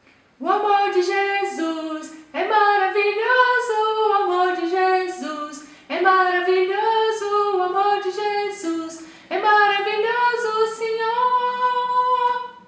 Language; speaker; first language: Portuguese; native; Portuguese